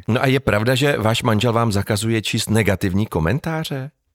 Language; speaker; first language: Czech; native; Czech